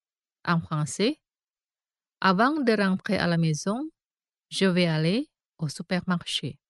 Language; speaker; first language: French; non-native, fluent; Indonesian